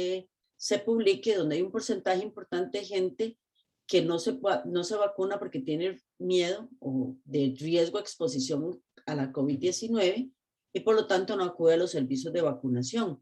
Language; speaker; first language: Spanish; native; Spanish